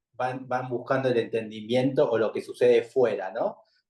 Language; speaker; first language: Spanish; native; Spanish